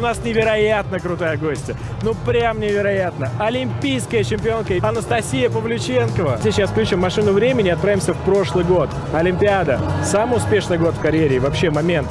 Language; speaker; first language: Russian; native; Russian